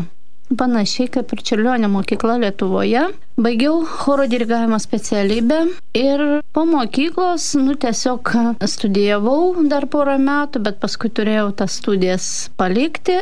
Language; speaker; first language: Lithuanian; non-native, fluent; Russian